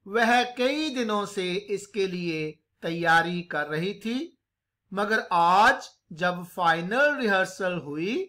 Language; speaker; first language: Hindi; non-native, local second language; Punjabi